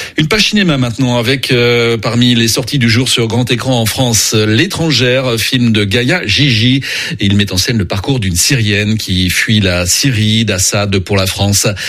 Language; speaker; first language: French; native; French